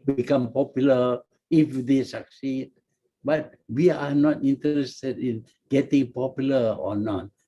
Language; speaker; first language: English; non-native, local second language; Malay